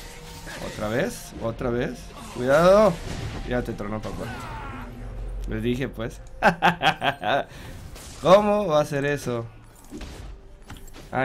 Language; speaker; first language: Spanish; native; Spanish